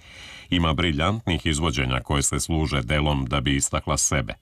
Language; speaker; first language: Serbian; native; Serbian